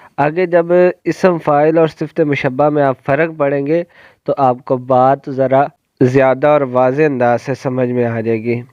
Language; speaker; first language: Urdu; non-native, local second language; Punjabi